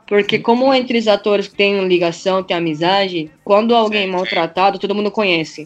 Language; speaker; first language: Portuguese; early bilingual, other home language; Japanese